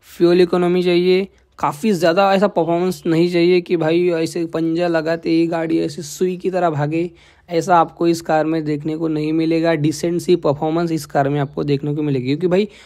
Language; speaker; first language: Hindi; non-native, local second language; Marathi